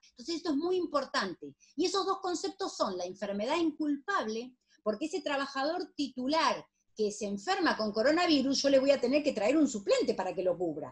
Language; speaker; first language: Spanish; native; Spanish